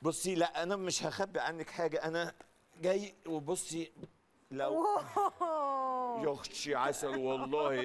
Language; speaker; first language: Arabic; native; Arabic